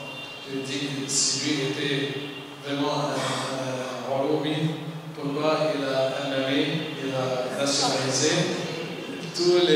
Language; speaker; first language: French; non-native, local second language; Arabic